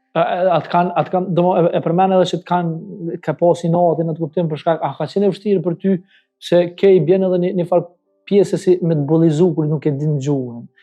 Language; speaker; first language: Albanian; native; Albanian